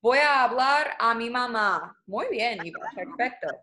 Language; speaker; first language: Spanish; non-native, fluent; English